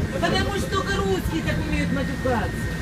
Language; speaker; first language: Russian; native; Russian